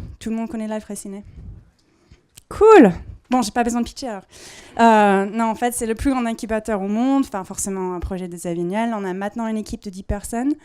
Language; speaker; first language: French; non-native, fluent; English